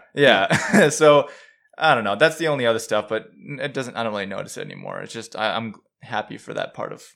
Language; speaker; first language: English; early bilingual, other home language; Urdu